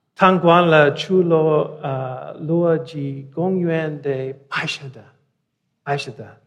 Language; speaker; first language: Chinese; non-native, learner; English